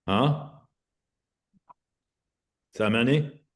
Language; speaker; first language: Arabic; native; Arabic